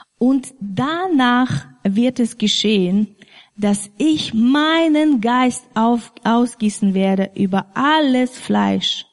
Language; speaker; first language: German; non-native, fluent; Russian